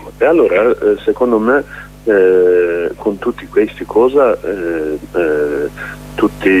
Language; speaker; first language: Italian; non-native, learner; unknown